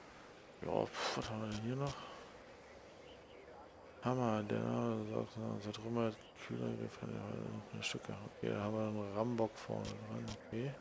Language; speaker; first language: German; native; German